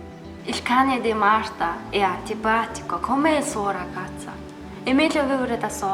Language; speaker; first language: Italian; non-native, learner; Mongolian